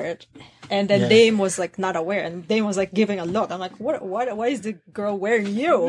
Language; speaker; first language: English; non-native, local second language; Filipino